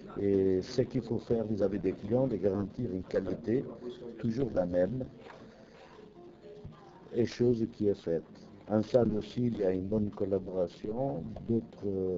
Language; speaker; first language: French; non-native, fluent; Italian